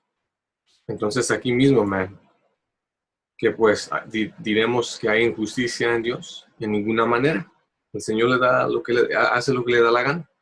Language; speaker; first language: Spanish; early bilingual, heritage; Spanish